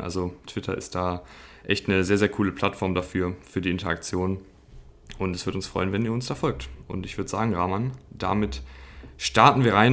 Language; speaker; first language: German; native; German